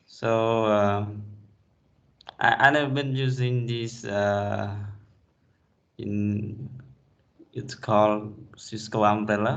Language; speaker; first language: English; non-native, fluent; Khmer